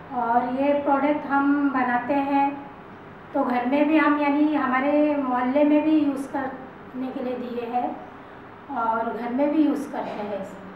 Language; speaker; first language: Hindi; native; Hindi